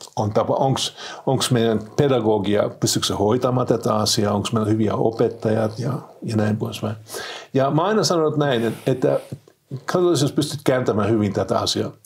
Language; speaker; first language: Finnish; non-native, fluent; Spanish